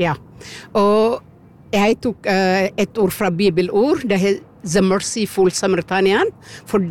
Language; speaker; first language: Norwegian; non-native, learner; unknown